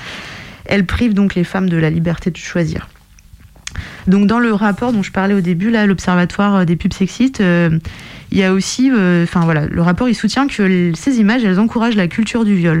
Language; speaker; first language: French; native; French